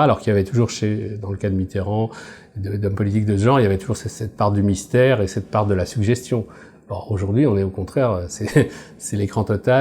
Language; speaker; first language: French; native; French